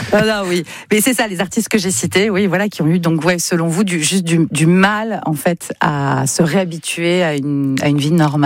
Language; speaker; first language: French; native; French